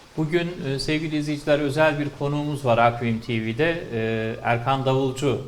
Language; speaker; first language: Turkish; native; Turkish